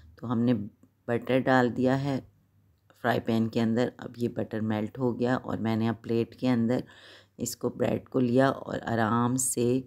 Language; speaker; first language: Hindi; native; Hindi